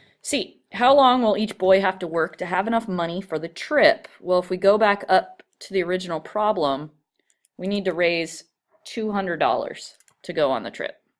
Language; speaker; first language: English; native; English